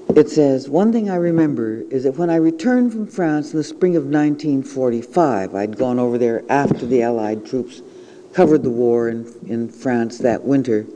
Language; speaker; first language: English; native; English